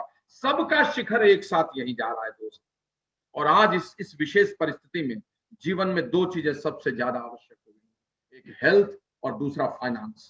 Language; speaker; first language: Hindi; native; Hindi